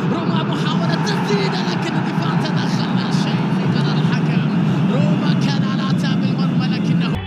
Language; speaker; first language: Arabic; native; Arabic